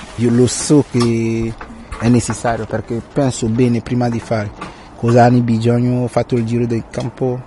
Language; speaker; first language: Italian; non-native, learner; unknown